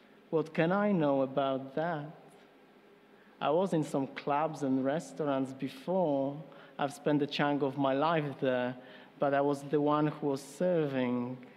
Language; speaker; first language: English; non-native, fluent; Polish